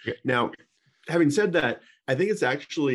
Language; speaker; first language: English; native; English